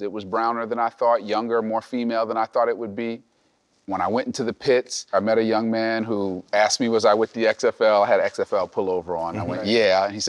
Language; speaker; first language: English; native; English